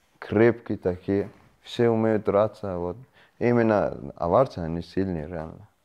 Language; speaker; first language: Russian; non-native, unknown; Persian